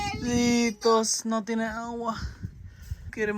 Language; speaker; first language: Spanish; non-native, learner; English